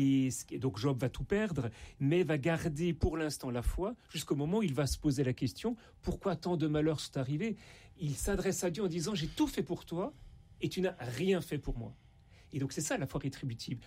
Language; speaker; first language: French; native; French